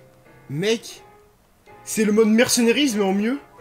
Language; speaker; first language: French; native; French